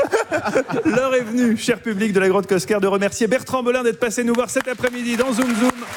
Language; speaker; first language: French; native; French